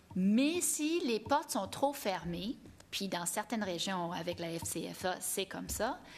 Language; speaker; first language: French; non-native, fluent; English